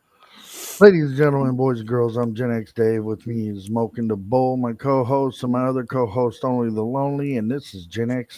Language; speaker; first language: English; native; English